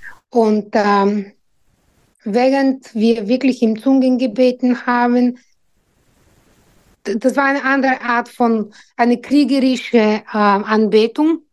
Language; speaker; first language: German; non-native, fluent; Bulgarian